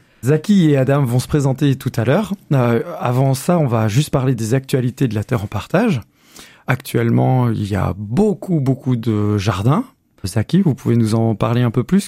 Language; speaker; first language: French; native; French